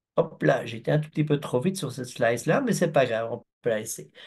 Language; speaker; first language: French; native; French